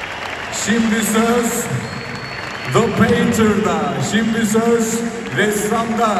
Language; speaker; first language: Turkish; native; Turkish